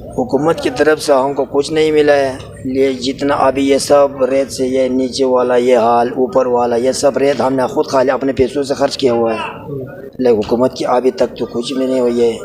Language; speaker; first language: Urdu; non-native, local second language; Pashto